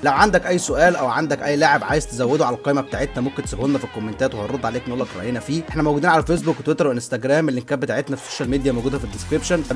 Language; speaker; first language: Arabic; native; Arabic